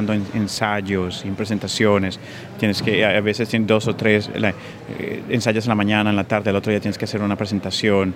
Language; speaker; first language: Spanish; native; Spanish